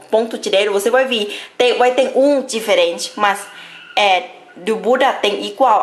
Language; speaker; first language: Portuguese; non-native, fluent; Thai